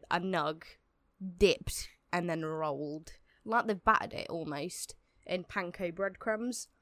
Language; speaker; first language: English; native; English